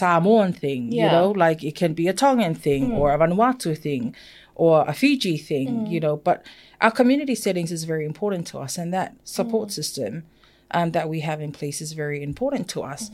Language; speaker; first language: English; non-native, fluent; Samoan